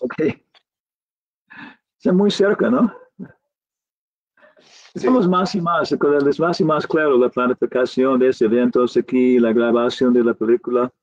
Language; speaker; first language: Spanish; non-native, learner; English